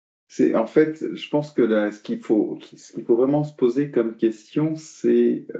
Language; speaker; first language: French; native; French